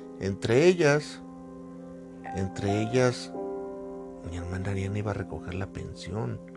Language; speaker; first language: Spanish; native; Spanish